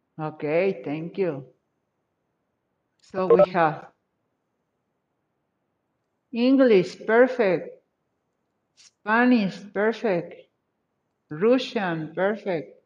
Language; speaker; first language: English; non-native, fluent; Spanish